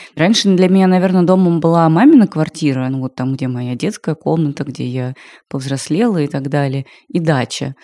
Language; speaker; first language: Russian; native; Russian